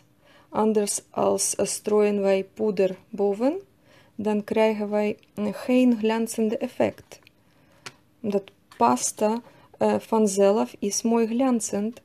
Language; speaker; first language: Dutch; non-native, learner; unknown